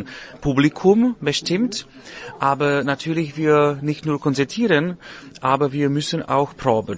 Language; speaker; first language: German; non-native, learner; Czech